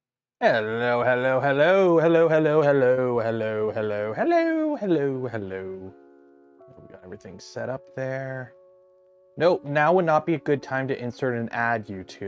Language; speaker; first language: English; native; English